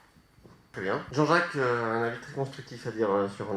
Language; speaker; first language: French; native; French